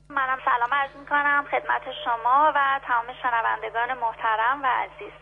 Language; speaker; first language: Persian; native; Persian